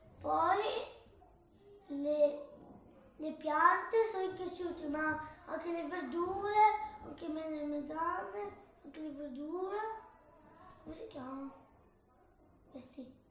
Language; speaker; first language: Italian; early bilingual, other home language; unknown